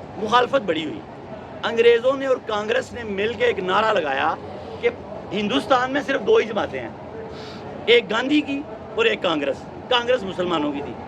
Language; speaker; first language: Urdu; non-native, local second language; Punjabi